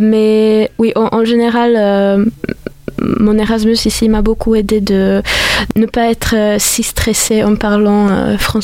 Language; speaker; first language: French; non-native, fluent; Polish